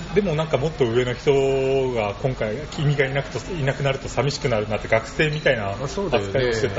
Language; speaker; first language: Japanese; native; Japanese